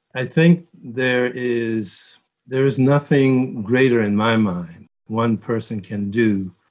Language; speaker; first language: English; early bilingual, other home language; Korean